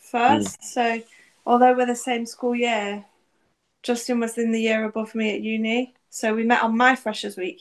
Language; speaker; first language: English; native; English